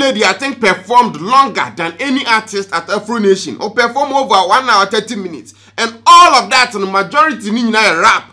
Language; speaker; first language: English; non-native, local second language; Akan